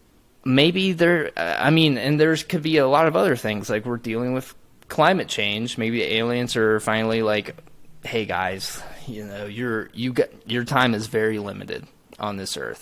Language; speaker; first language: English; native; English